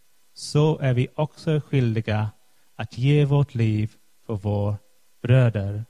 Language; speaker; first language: Swedish; non-native, fluent; English